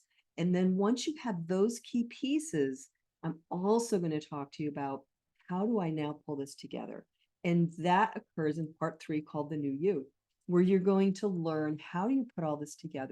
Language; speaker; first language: English; native; English